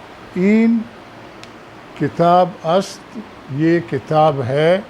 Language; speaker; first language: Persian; non-native, fluent; Urdu